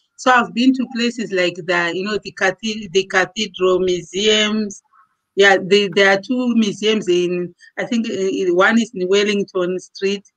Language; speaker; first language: English; non-native, local second language; Shona